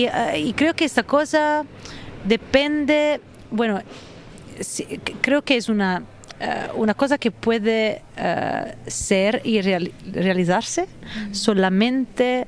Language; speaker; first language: Spanish; non-native, fluent; Italian